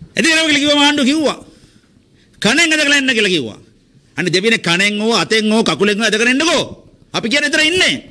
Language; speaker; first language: Sinhala; non-native, local second language; Tamil